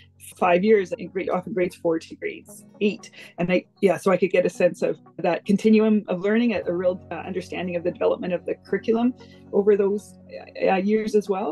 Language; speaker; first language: English; native; English